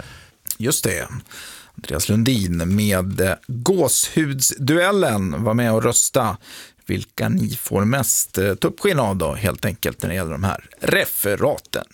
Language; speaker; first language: Swedish; native; Swedish